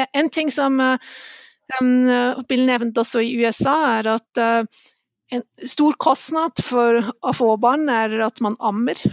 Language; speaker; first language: Norwegian; non-native, fluent; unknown